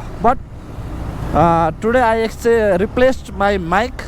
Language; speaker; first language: English; non-native, learner; Nepali